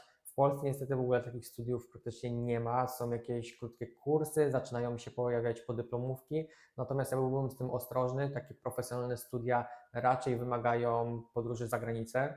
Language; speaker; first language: Polish; native; Polish